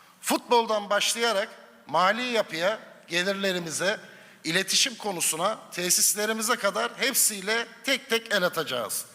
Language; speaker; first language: Turkish; native; Turkish